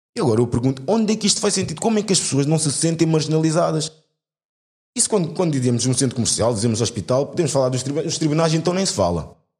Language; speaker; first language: Portuguese; native; Portuguese